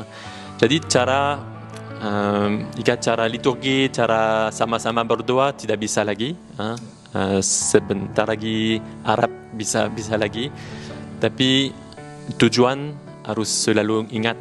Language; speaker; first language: Indonesian; non-native, learner; French